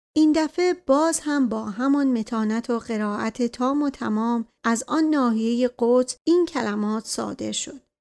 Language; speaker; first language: Persian; native; Persian